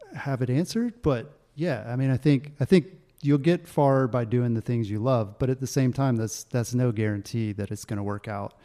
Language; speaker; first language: English; native; English